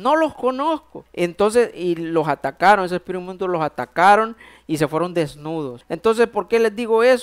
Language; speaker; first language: Spanish; native; Spanish